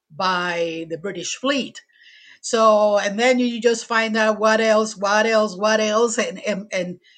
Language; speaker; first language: English; non-native, fluent; Spanish